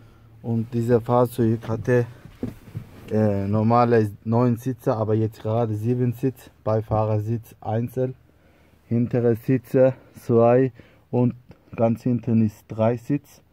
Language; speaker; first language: German; non-native, learner; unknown